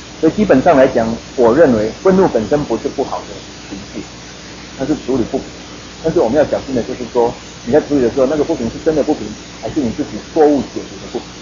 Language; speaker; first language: Chinese; native; Chinese